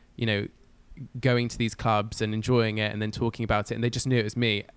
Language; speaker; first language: English; native; English